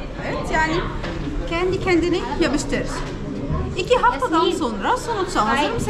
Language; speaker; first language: Turkish; non-native, learner; Arabic